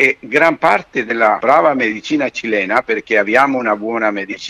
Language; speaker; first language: Italian; non-native, fluent; Spanish